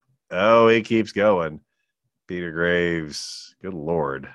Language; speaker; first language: English; native; English